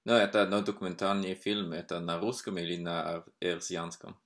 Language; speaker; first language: Russian; non-native, fluent; Norwegian